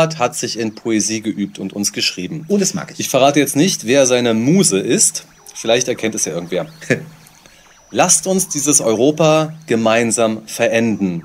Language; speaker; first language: German; native; German